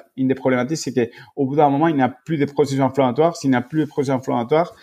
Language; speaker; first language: French; non-native, fluent; Spanish